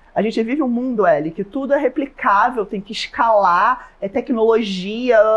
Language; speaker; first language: Portuguese; native; Portuguese